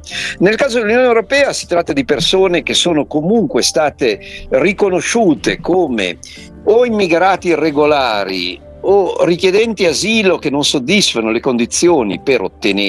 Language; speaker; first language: Italian; native; Italian